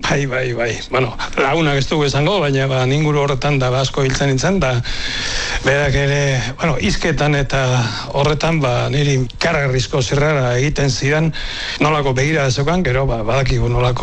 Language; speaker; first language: Basque; native; Basque